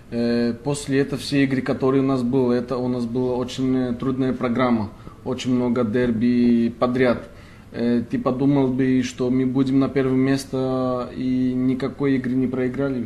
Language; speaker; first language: Russian; non-native, learner; Greek